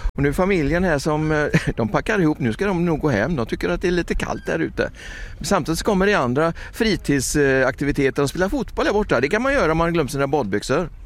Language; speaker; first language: Swedish; native; Swedish